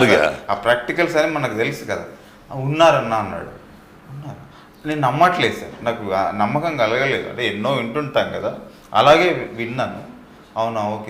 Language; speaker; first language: Telugu; native; Telugu